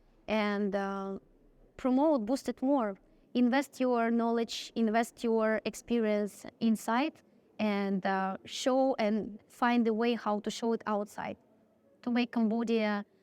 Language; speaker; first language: English; non-native, fluent; Russian